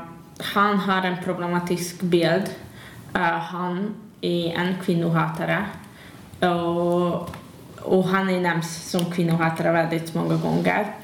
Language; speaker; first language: Swedish; non-native, learner; Hungarian